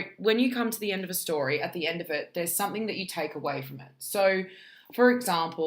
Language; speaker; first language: English; native; English